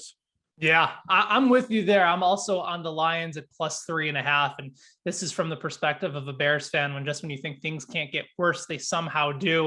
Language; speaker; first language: English; native; English